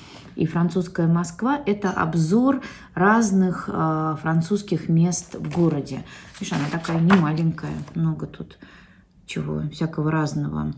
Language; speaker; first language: Russian; native; Russian